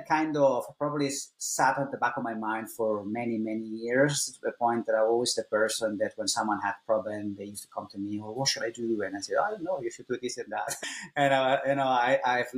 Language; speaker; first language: English; non-native, fluent; Italian